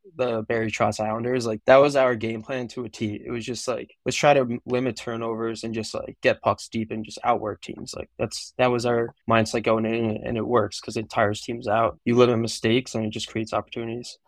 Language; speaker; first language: English; native; English